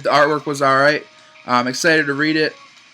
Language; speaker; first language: English; native; English